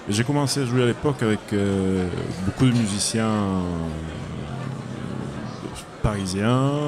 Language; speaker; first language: French; early bilingual, other home language; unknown